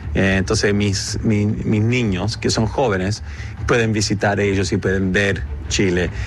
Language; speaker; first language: Spanish; early bilingual, heritage; Spanish